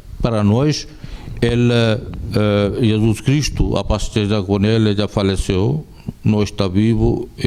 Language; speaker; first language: Portuguese; non-native, fluent; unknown